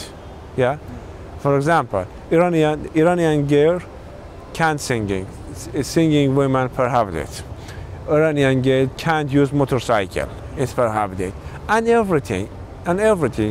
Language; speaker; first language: English; non-native, learner; Persian